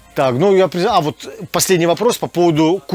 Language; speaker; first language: Russian; native; Russian